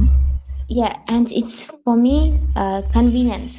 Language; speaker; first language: English; non-native, learner; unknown